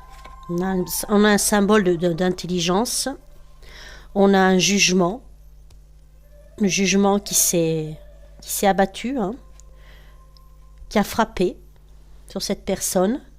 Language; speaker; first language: French; native; French